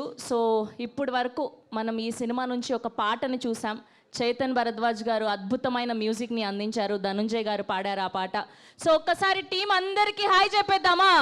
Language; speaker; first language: Telugu; native; Telugu